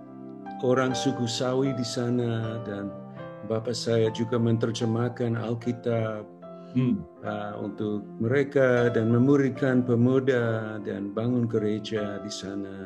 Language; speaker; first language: Indonesian; non-native, local second language; English